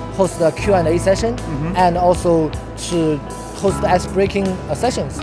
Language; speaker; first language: English; non-native, fluent; Chinese